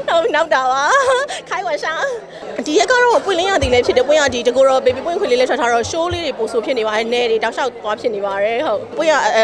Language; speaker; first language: Burmese; native; Burmese